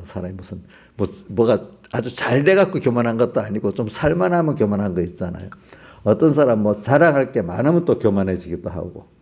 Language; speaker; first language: Korean; native; Korean